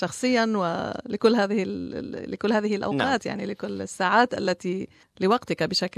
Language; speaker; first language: Arabic; native; Arabic